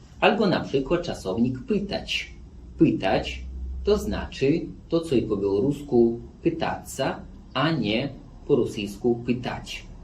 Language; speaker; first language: Polish; non-native, fluent; Belarusian